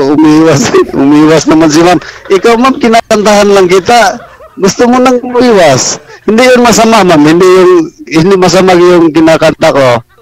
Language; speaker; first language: Filipino; non-native, local second language; Cebuano